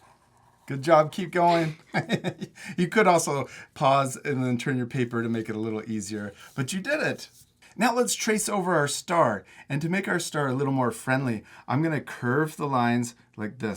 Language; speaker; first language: English; native; English